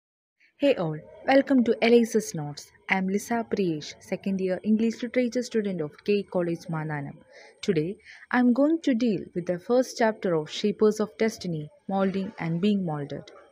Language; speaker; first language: English; non-native, local second language; Malayalam